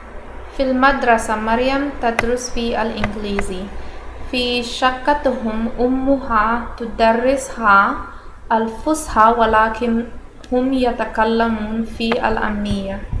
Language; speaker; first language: Arabic; non-native, learner; English